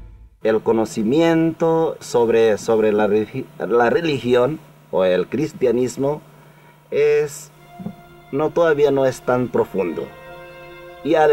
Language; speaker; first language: Spanish; non-native, fluent; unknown